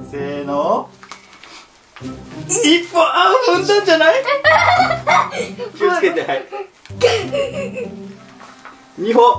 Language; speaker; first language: Japanese; native; Japanese